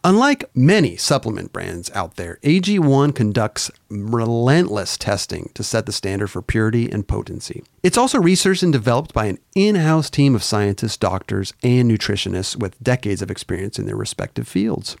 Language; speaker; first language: English; native; English